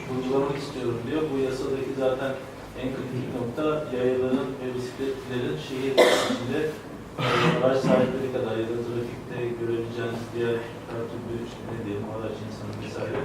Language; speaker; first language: Turkish; native; Turkish